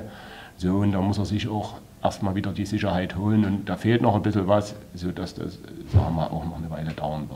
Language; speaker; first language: German; native; German